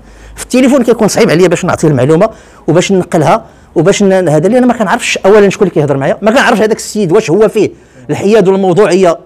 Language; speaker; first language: Arabic; native; Arabic